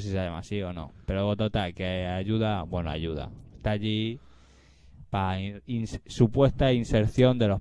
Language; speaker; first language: Spanish; native; Spanish